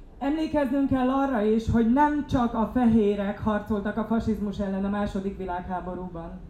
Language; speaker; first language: Hungarian; non-native, fluent; English